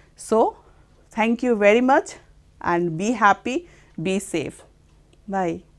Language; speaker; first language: English; non-native, local second language; Bangla